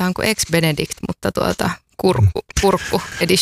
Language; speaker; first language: Finnish; native; Finnish